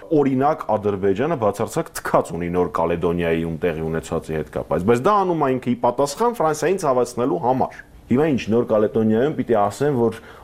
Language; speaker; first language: Armenian; native; Armenian